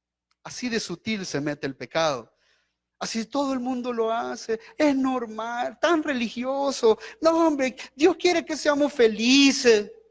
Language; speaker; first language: Spanish; native; Spanish